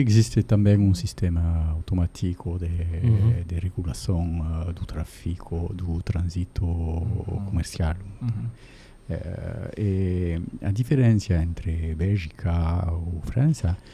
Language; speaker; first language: Portuguese; non-native, learner; French